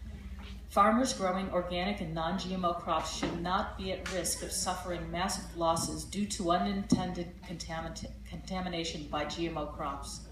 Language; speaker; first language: English; native; English